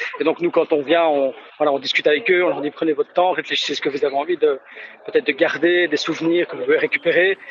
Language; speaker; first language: French; native; French